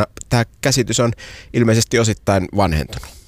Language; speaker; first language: Finnish; native; Finnish